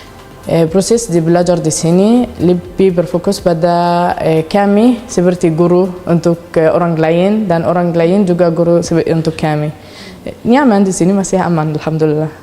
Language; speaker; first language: Indonesian; non-native, fluent; Arabic